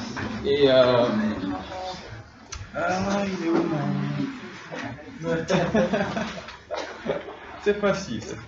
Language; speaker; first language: French; non-native, fluent; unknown